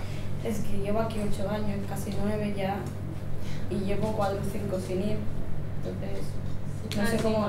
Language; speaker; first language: Spanish; early bilingual, other home language; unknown